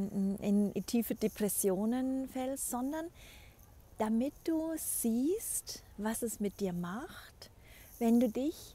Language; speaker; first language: German; native; German